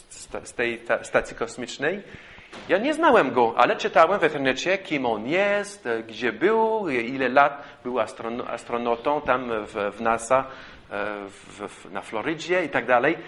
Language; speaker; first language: Polish; non-native, fluent; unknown